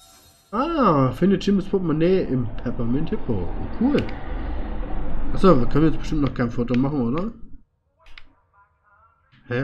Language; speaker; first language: German; native; German